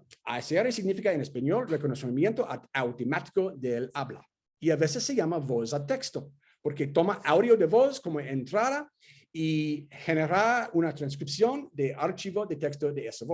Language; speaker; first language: Spanish; non-native, fluent; English